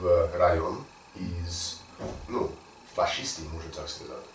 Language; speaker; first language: Russian; non-native, learner; English